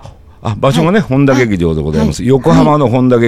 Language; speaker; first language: Japanese; native; Japanese